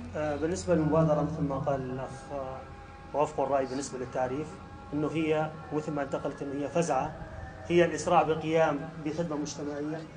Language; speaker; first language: Arabic; native; Arabic